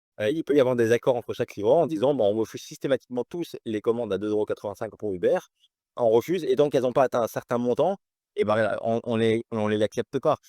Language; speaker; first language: French; native; French